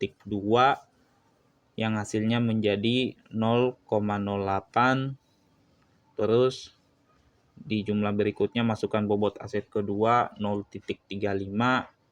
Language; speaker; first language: Indonesian; native; Indonesian